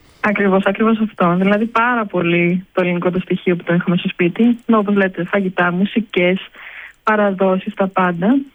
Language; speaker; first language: Greek; early bilingual, heritage; Greek